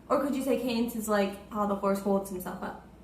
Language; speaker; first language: English; native; English